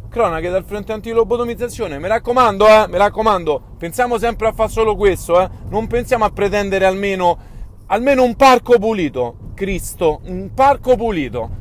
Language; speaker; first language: Italian; native; Italian